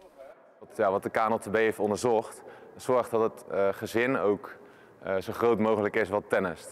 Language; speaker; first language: Dutch; native; Dutch